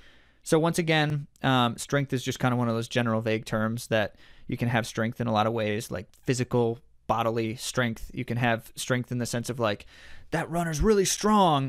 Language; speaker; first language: English; native; English